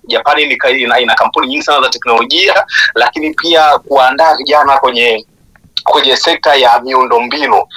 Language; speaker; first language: Swahili; native; Swahili